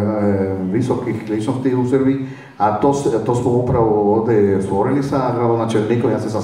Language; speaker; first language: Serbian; non-native, fluent; Spanish